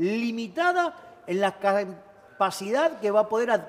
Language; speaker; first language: Spanish; native; Spanish